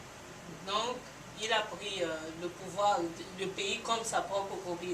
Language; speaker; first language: French; non-native, learner; English